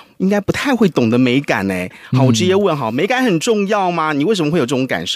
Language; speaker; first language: Chinese; native; Chinese